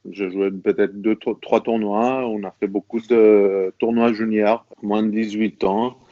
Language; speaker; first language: French; non-native, fluent; Greek